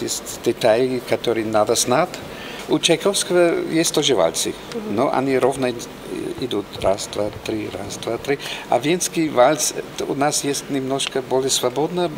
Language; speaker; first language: Russian; non-native, fluent; German